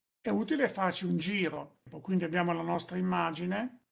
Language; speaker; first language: Italian; native; Italian